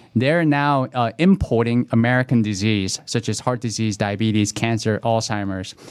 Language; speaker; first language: English; early bilingual, other home language; Korean